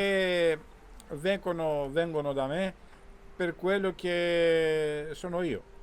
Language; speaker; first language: Italian; non-native, fluent; Greek